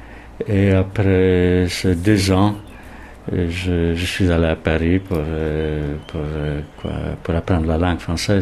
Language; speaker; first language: French; non-native, fluent; Polish